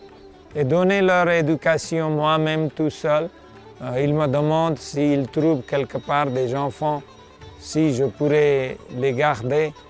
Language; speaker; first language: French; non-native, fluent; Nepali